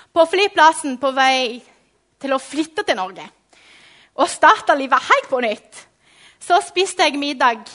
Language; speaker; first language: Norwegian; non-native, fluent; Portuguese